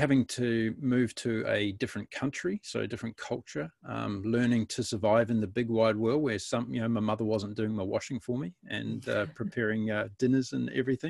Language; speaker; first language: English; native; English